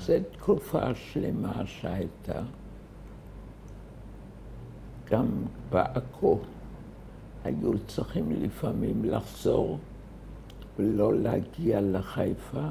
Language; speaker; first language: Hebrew; early bilingual, other home language; German